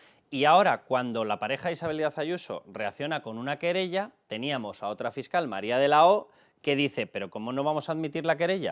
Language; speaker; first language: Spanish; native; Spanish